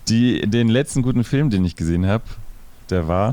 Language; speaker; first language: German; native; German